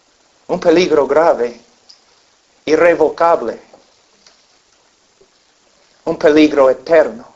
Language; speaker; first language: Spanish; non-native, fluent; English